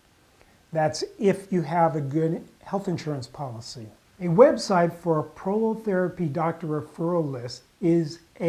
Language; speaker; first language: English; native; English